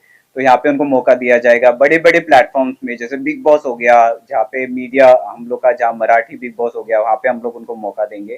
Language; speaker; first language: Hindi; non-native, local second language; Marathi